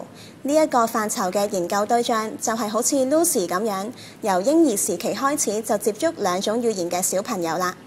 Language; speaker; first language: Chinese; non-native, local second language; Cantonese